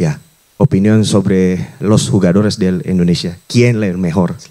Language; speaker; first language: Spanish; non-native, learner; Indonesian